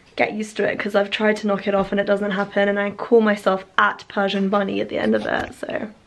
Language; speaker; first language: English; native; English